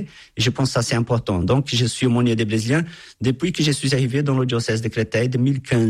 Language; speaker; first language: French; non-native, fluent; Portuguese